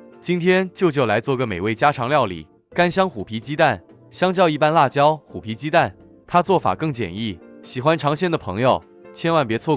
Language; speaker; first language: Chinese; native; Chinese